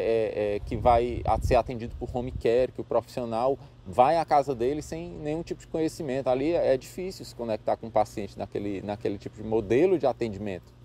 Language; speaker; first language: Portuguese; native; Portuguese